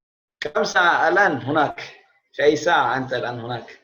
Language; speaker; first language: Arabic; non-native, fluent; Indonesian